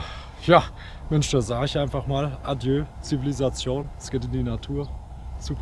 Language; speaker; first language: German; native; German